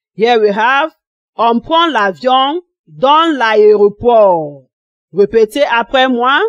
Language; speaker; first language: French; non-native, fluent; Igbo